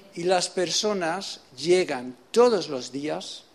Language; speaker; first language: Spanish; native; Spanish